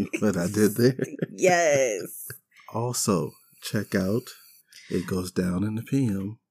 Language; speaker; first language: English; native; English